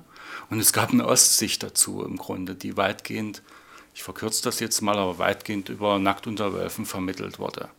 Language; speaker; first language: German; native; German